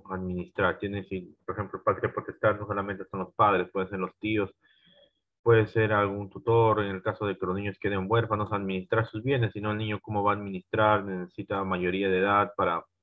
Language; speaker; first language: Spanish; native; Spanish